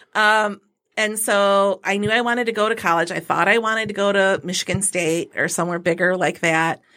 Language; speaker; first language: English; native; English